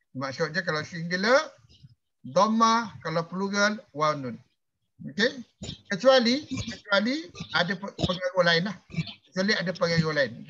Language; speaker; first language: Malay; native; Malay